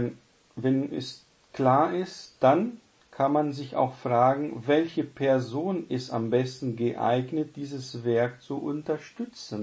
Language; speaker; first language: German; non-native, fluent; Portuguese